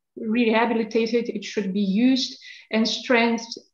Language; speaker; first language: English; non-native, fluent; Lithuanian